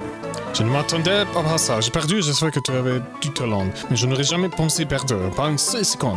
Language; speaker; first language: French; non-native, learner; German